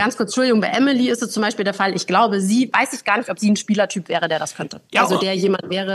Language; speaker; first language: German; native; German